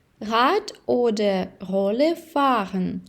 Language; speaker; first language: German; non-native, fluent; Ukrainian